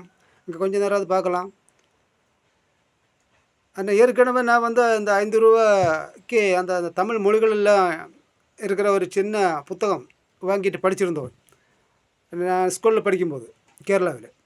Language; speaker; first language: Tamil; non-native, local second language; Malayalam